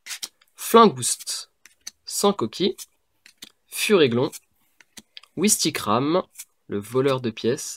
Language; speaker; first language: French; native; French